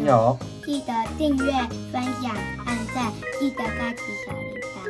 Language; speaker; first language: Chinese; native; Chinese